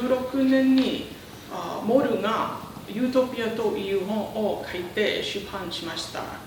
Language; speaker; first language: Japanese; non-native, fluent; English